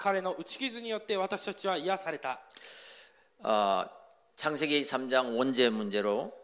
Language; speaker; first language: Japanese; non-native, fluent; Korean